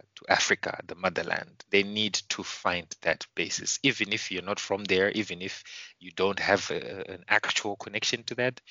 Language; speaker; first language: English; non-native, local second language; Shona